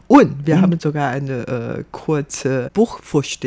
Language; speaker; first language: German; non-native, fluent; Chinese